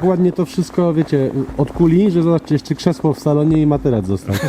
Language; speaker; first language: Polish; native; Polish